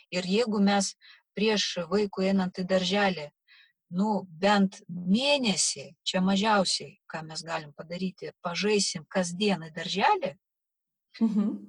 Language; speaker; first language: Lithuanian; non-native, local second language; Russian